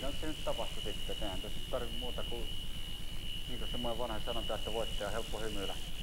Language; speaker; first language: Finnish; native; Finnish